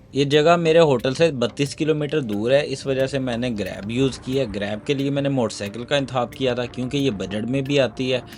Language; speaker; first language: Urdu; non-native, local second language; Punjabi